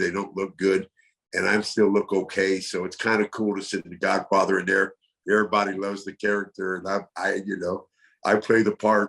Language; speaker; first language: English; native; English